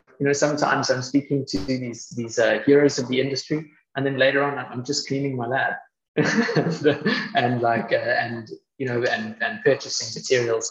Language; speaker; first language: English; native; English